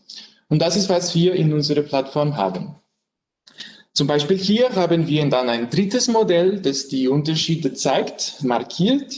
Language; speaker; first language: German; non-native, learner; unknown